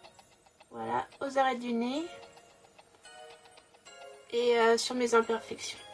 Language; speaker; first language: French; native; French